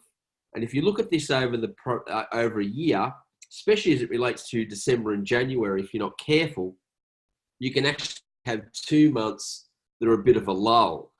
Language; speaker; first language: English; native; English